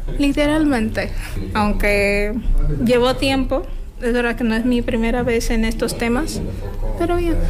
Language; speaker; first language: Spanish; non-native, fluent; Portuguese